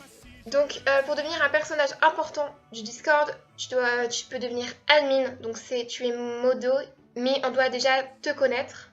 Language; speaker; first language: French; native; French